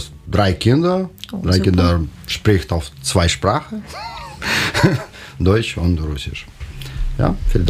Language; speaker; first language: German; non-native, learner; Russian